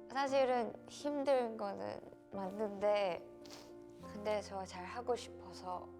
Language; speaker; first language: Korean; non-native, fluent; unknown